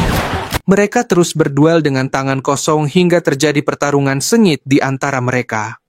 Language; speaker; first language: Indonesian; native; Indonesian